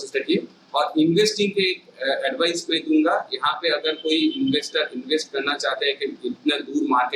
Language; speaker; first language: Hindi; native; Hindi